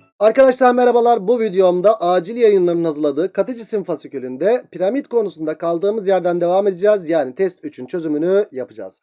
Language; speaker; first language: Turkish; native; Turkish